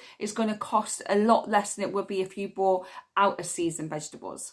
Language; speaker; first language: English; native; English